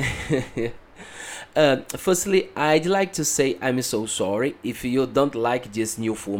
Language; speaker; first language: English; non-native, learner; Portuguese